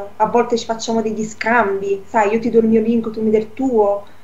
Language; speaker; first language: Italian; native; Italian